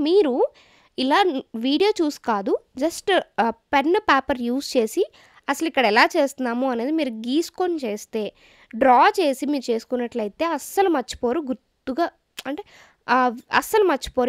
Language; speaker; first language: Telugu; native; Telugu